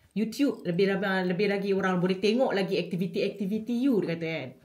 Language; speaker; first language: Malay; native; Malay